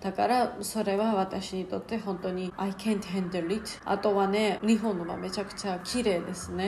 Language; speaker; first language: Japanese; non-native, learner; Georgian